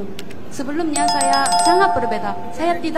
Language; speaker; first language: Indonesian; non-native, fluent; Korean